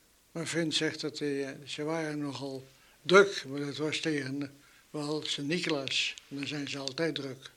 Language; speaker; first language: Dutch; native; Dutch